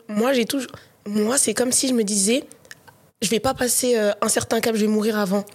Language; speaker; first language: French; native; French